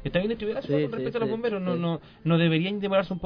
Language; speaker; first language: Spanish; native; Spanish